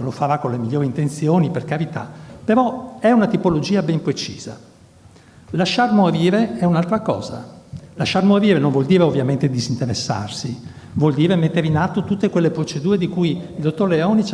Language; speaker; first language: Italian; native; Italian